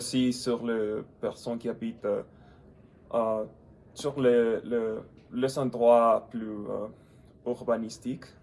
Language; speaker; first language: French; non-native, learner; English